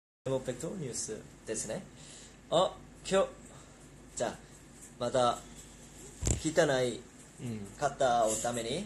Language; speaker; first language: Japanese; non-native, learner; Korean